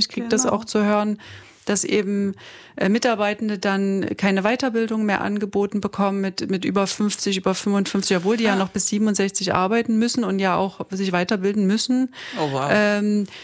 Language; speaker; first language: German; native; German